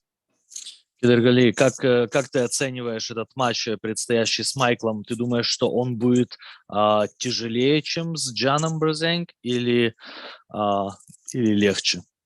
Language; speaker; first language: Russian; native; Russian